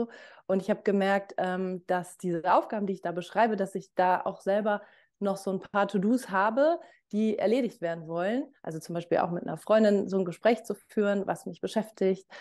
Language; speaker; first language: German; native; German